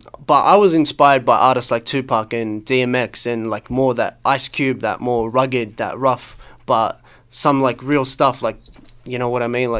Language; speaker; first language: English; native; English